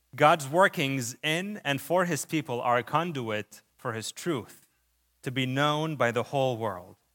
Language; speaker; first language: English; early bilingual, other home language; Arabic